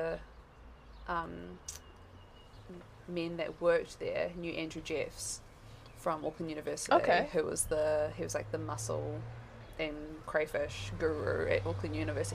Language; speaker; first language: English; native; English